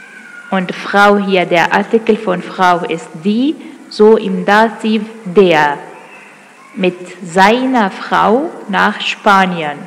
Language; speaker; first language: German; non-native, fluent; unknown